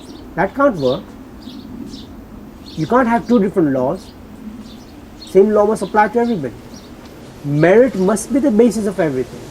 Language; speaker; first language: English; early bilingual, heritage; Gujarati